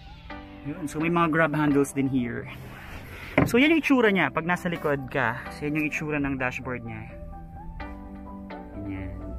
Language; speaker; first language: Filipino; native; Filipino